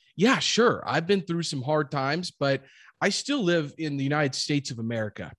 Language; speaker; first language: English; native; English